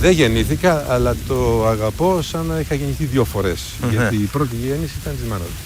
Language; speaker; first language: Greek; native; Greek